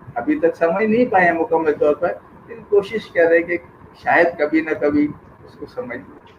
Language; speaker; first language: Urdu; non-native, local second language; Sindhi